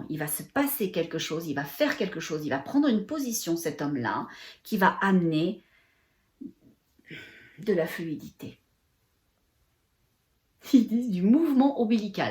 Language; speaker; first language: French; native; French